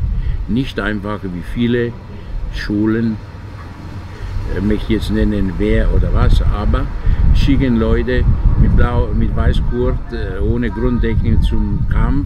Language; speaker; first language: German; non-native, fluent; Italian